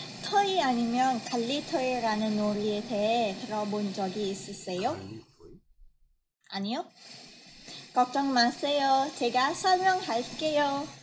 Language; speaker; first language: Korean; non-native, learner; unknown